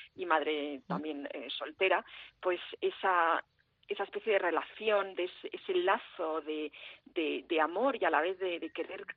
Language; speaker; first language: Spanish; early bilingual, heritage; French